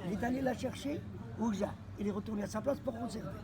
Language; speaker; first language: French; non-native, local second language; Arabic